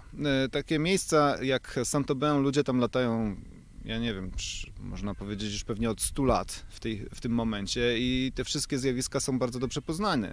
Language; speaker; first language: Polish; native; Polish